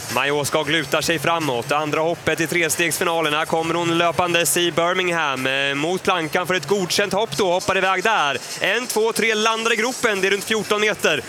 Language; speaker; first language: Swedish; native; Swedish